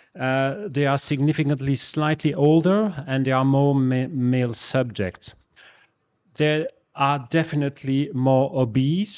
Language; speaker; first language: English; non-native, fluent; French